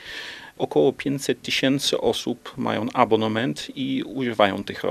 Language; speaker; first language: Polish; non-native, learner; Dutch